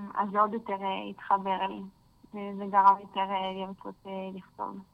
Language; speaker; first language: Hebrew; native; Hebrew